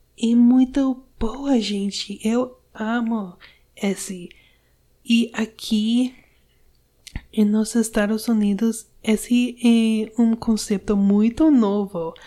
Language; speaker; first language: Portuguese; non-native, learner; English